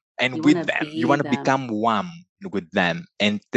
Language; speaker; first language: English; non-native, fluent; Portuguese